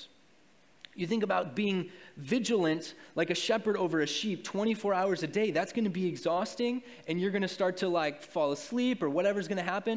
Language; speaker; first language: English; native; English